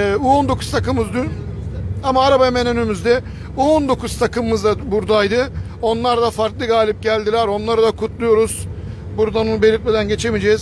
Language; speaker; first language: Turkish; native; Turkish